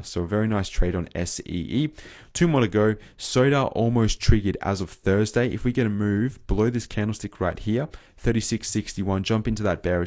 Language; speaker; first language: English; native; English